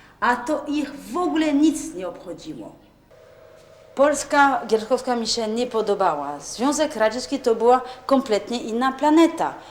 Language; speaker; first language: Polish; non-native, fluent; French